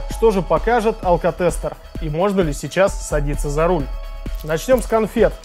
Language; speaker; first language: Russian; native; Russian